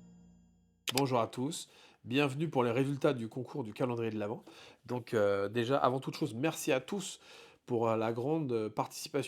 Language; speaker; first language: French; native; French